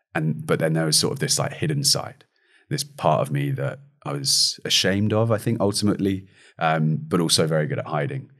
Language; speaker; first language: English; native; English